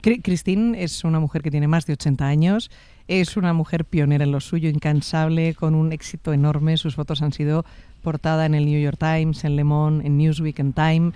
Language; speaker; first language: Spanish; native; Spanish